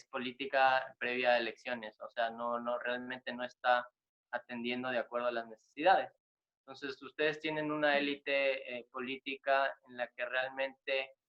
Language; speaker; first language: Spanish; native; Spanish